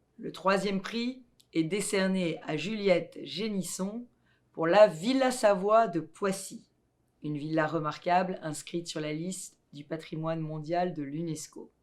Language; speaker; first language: French; native; French